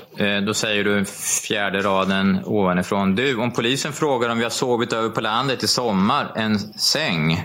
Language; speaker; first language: Swedish; native; Swedish